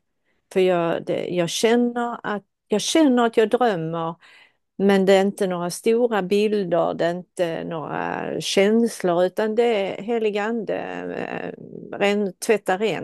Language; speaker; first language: Swedish; non-native, fluent; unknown